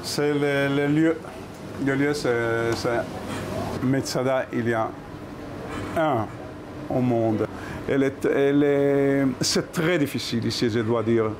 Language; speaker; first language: French; non-native, fluent; Hebrew